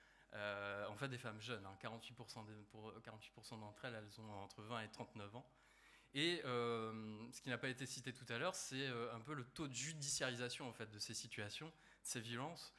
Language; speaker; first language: French; native; French